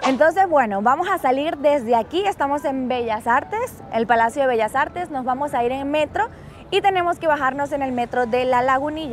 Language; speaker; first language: Spanish; native; Spanish